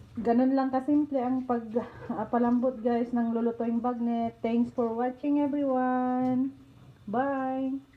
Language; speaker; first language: Filipino; native; Filipino